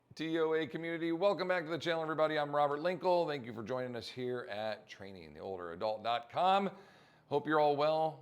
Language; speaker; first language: English; native; English